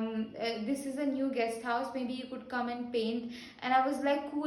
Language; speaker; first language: English; non-native, local second language; Hindi